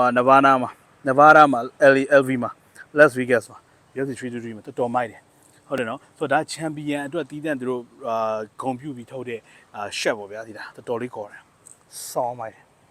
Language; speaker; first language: Burmese; native; Burmese